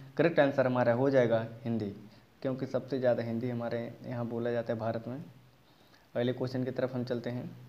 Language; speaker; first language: Hindi; native; Hindi